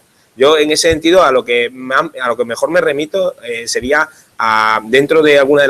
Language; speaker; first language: Spanish; native; Spanish